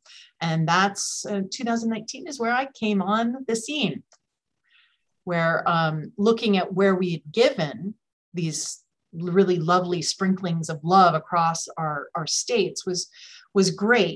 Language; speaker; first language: English; native; English